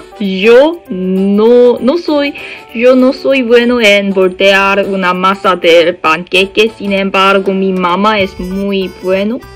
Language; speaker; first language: Spanish; non-native, learner; Korean